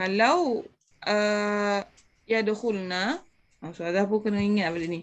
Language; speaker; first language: Malay; native; Malay